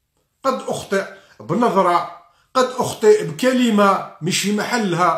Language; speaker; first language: Arabic; native; Arabic